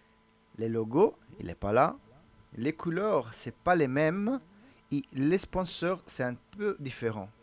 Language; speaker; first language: French; non-native, learner; Italian